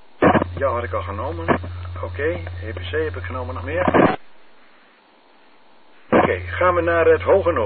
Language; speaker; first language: Dutch; native; Dutch